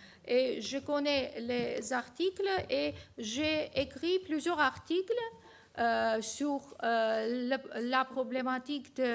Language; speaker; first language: French; non-native, fluent; Armenian